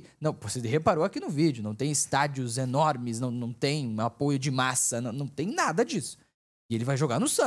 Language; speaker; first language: Portuguese; native; Portuguese